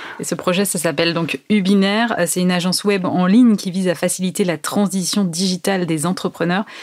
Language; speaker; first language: French; native; French